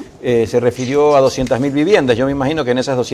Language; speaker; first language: Spanish; native; Spanish